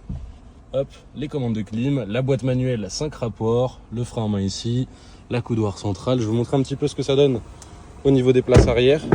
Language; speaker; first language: French; native; French